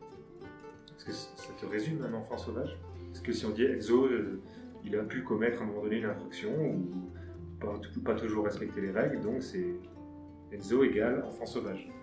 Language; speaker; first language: French; native; French